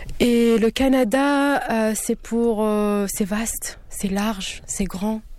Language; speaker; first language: French; early bilingual, other home language; Kabyle